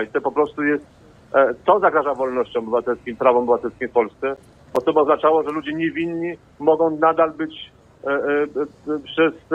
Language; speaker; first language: Polish; native; Polish